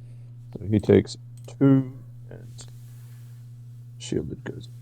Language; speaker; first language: English; native; English